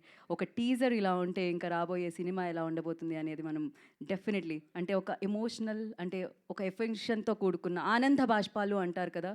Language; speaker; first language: Telugu; native; Telugu